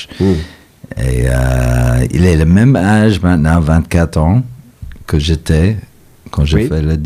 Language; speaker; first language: French; non-native, fluent; English